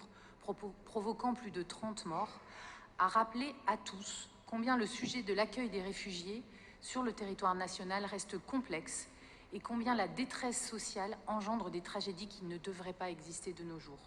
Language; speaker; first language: French; native; French